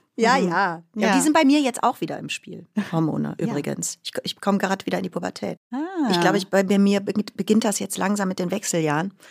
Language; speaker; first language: German; native; German